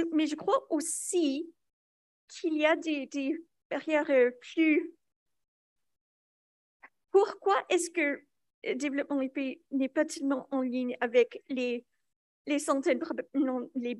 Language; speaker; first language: French; non-native, local second language; English